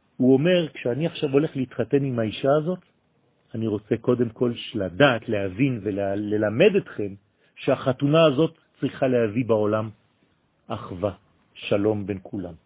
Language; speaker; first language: Hebrew; non-native, fluent; French